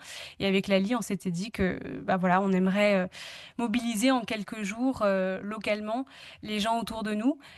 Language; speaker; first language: French; native; French